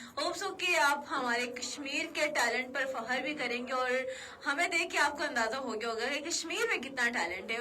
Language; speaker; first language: Urdu; native; Urdu